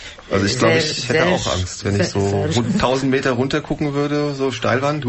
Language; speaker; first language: German; native; German